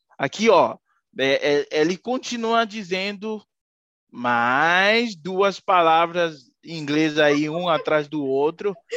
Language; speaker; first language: Portuguese; non-native, fluent; Haitian Creole